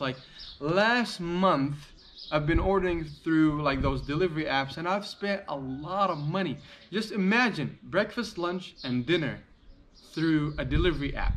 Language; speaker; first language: English; early bilingual, heritage; English